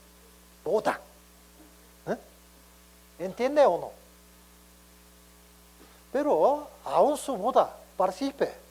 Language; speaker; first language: Spanish; non-native, learner; Korean